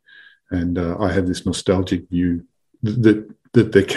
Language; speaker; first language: English; native; English